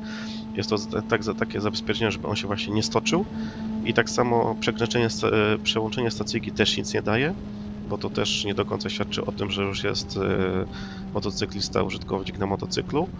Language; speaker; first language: Polish; native; Polish